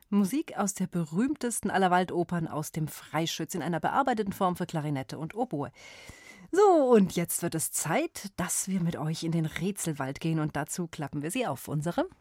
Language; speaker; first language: German; native; German